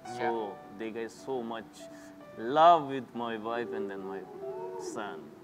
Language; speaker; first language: English; non-native, local second language; Hindi